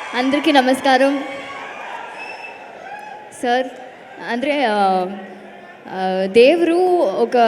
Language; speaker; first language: Telugu; non-native, learner; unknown